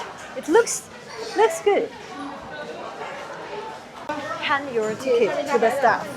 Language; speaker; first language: English; non-native, fluent; Chinese